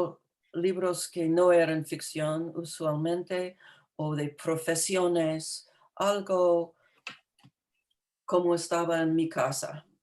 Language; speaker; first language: Spanish; non-native, fluent; English